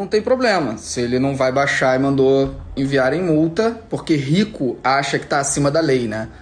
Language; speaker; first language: Portuguese; native; Portuguese